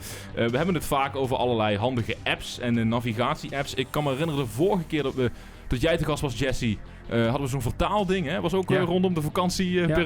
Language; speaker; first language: Dutch; native; Dutch